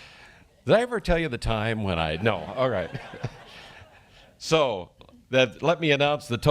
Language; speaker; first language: English; native; English